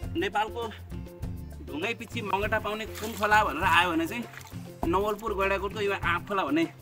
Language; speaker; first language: Nepali; non-native, local second language; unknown